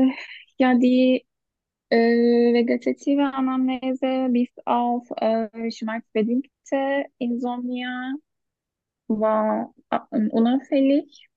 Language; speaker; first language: German; non-native, learner; Turkish